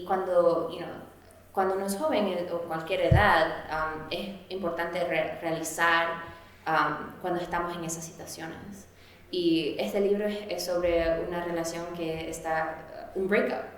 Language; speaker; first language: Spanish; early bilingual, heritage; Spanish